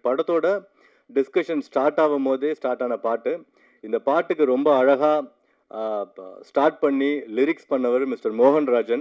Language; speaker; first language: Tamil; native; Tamil